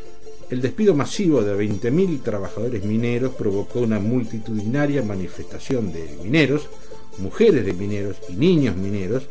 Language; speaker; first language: Spanish; native; Spanish